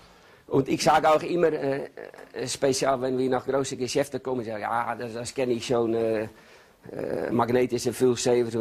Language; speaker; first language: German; non-native, learner; Dutch